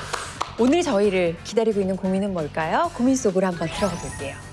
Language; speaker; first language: Korean; native; Korean